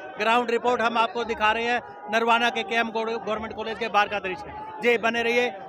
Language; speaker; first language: Hindi; native; Hindi